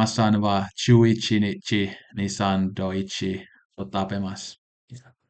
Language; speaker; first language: Japanese; non-native, learner; Finnish